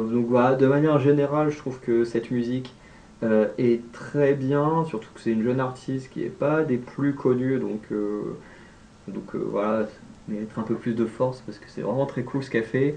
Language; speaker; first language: French; native; French